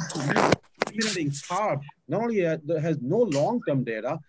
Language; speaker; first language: English; non-native, local second language; Gujarati